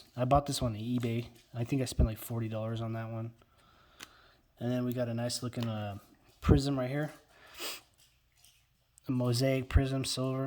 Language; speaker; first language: English; native; English